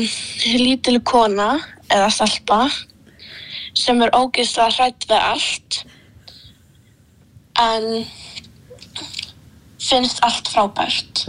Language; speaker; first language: Icelandic; early bilingual, other home language; Polish